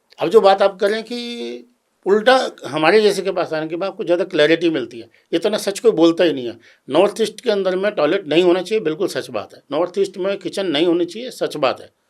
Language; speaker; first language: Hindi; native; Hindi